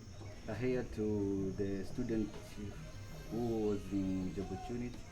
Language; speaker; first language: English; non-native, local second language; Swahili